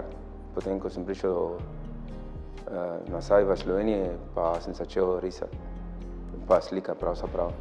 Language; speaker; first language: Slovenian; non-native, learner; Spanish